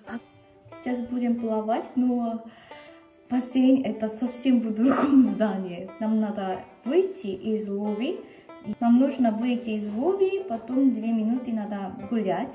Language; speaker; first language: Russian; non-native, learner; Korean